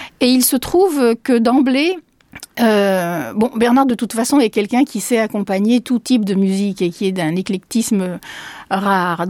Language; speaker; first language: French; early bilingual, other home language; Spanish